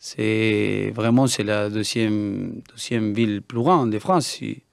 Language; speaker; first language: French; non-native, learner; Spanish